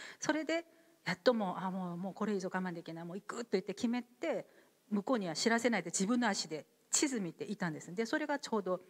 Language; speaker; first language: Japanese; non-native, fluent; Korean